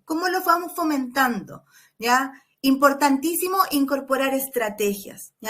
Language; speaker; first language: Spanish; native; Spanish